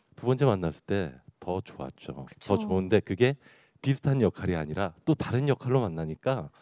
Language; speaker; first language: Korean; native; Korean